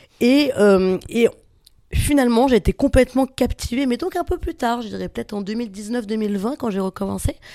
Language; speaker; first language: French; native; French